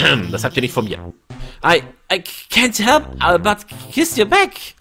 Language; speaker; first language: German; native; German